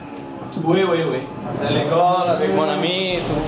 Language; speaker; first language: French; non-native, learner; Spanish